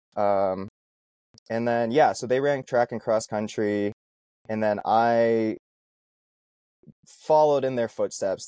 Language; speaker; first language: English; native; English